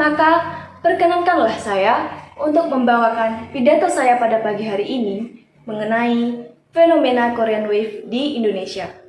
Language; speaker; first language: Indonesian; native; Indonesian